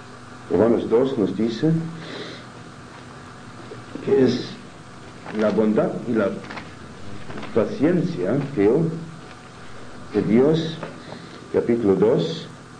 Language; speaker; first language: Spanish; non-native, fluent; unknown